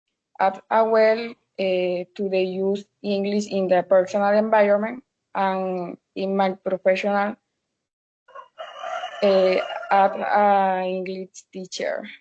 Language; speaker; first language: English; non-native, learner; Spanish